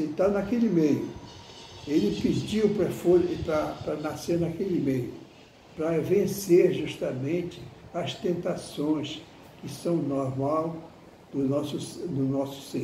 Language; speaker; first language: Portuguese; native; Portuguese